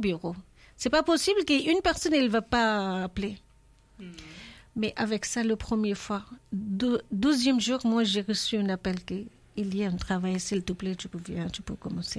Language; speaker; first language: French; non-native, learner; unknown